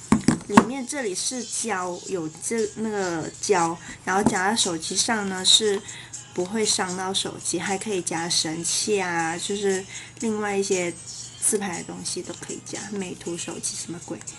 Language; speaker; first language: Chinese; native; Chinese